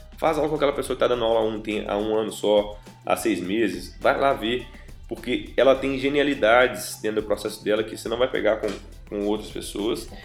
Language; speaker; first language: Portuguese; native; Portuguese